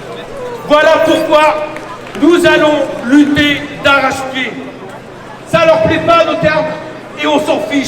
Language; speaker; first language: French; native; French